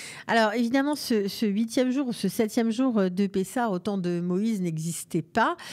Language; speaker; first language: French; native; French